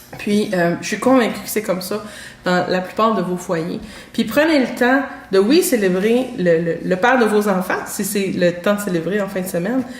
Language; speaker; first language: French; native; French